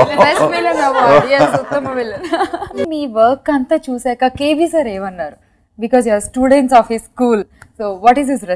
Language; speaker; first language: Telugu; native; Telugu